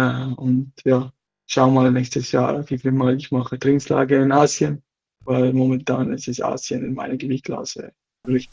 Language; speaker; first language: German; non-native, learner; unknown